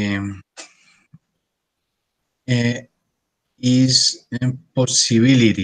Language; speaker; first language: English; non-native, learner; Spanish